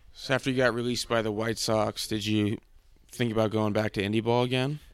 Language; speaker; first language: English; native; English